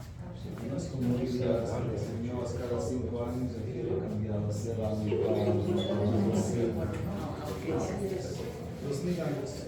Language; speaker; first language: Spanish; non-native, fluent; Hebrew